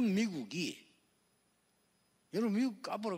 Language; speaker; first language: Korean; native; Korean